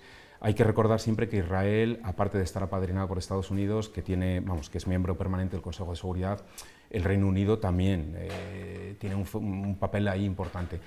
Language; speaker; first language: Spanish; native; Spanish